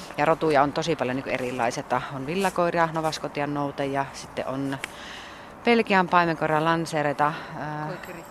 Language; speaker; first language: Finnish; native; Finnish